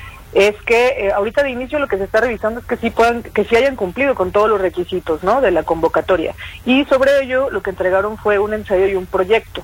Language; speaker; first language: Spanish; native; Spanish